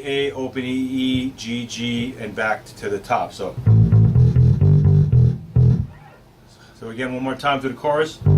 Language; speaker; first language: English; native; English